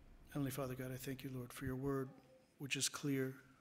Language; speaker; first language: English; native; English